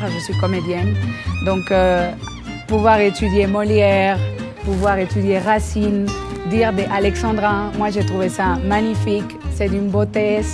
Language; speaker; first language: French; non-native, fluent; Spanish